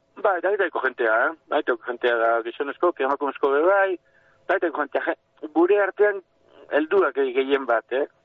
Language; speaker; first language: Basque; native; Basque